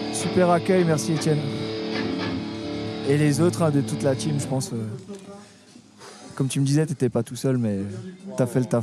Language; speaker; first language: French; native; French